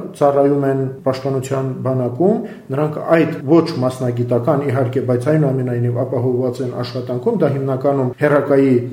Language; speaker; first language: Armenian; native; Armenian